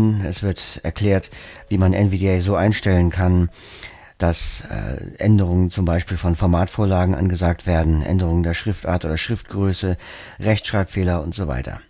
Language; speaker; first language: German; native; German